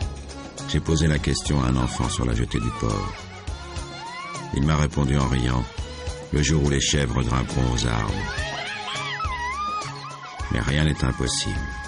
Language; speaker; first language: French; native; French